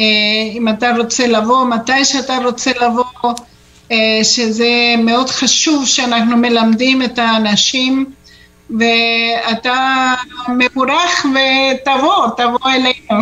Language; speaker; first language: Hebrew; non-native, fluent; Spanish